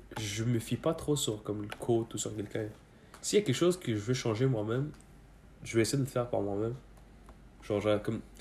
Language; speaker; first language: French; early bilingual, other home language; Persian